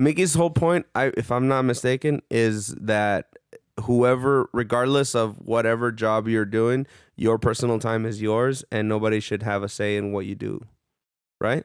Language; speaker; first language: English; early bilingual, other home language; Spanish